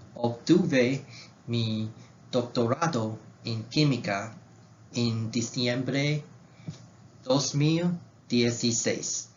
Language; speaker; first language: Spanish; non-native, learner; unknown